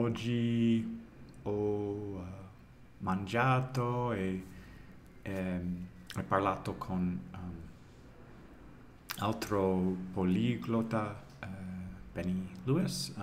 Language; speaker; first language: Italian; non-native, learner; English